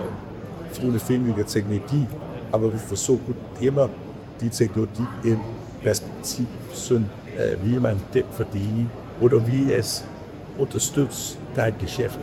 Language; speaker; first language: German; non-native, learner; Danish